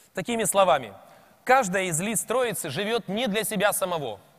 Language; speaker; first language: Russian; native; Russian